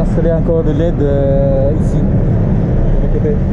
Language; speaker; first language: French; non-native, learner; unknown